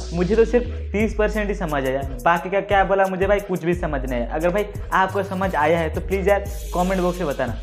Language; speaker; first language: Hindi; native; Hindi